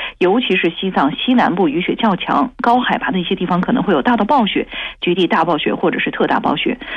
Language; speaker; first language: Chinese; native; Chinese